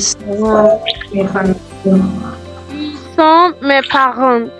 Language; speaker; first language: French; non-native, fluent; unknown